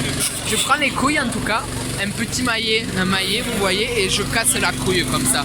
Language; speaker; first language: French; native; French